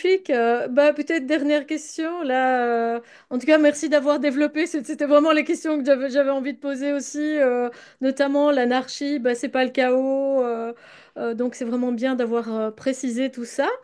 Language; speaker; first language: French; native; French